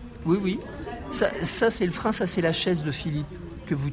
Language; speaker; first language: French; native; French